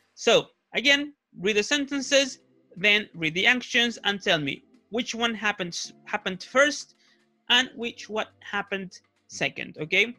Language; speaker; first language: English; non-native, fluent; Spanish